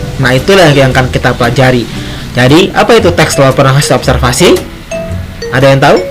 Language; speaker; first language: Indonesian; non-native, local second language; Minangkabau